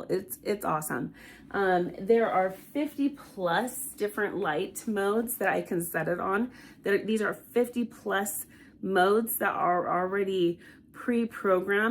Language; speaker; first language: English; native; English